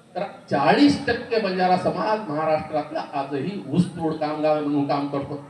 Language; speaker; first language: Marathi; non-native, local second language; Lambadi